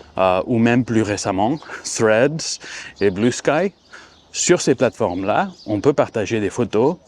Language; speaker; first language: French; non-native, fluent; Spanish